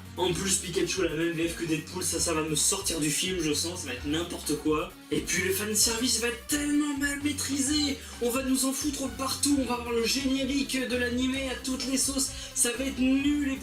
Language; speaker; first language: French; native; French